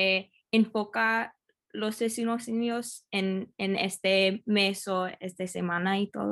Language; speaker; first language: Spanish; non-native, fluent; English